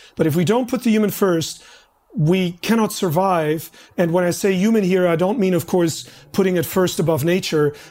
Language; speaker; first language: English; non-native, fluent; German